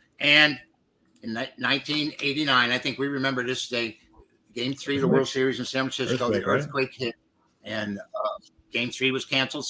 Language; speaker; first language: English; native; English